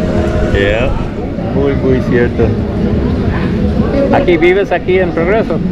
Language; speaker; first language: Spanish; non-native, learner; English